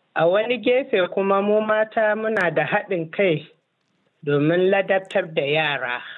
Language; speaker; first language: Hausa; non-native, local second language; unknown